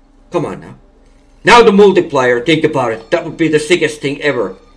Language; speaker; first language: English; non-native, fluent; Finnish